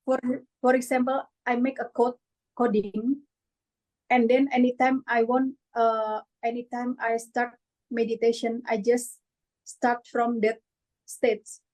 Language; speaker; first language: English; non-native, learner; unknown